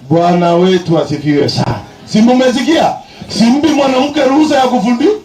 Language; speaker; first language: Swahili; non-native, local second language; Kalenjin